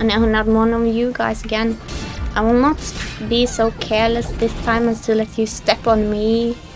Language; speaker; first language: English; non-native, fluent; Norwegian